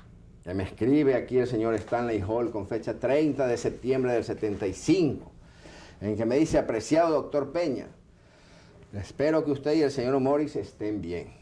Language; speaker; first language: Spanish; native; Spanish